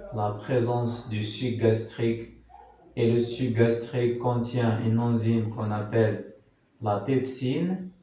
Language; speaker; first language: French; non-native, local second language; Arabic